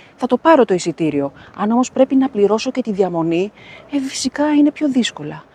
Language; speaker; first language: Greek; native; Greek